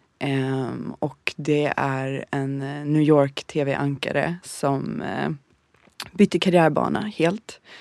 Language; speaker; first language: Swedish; early bilingual, other home language; Bosnian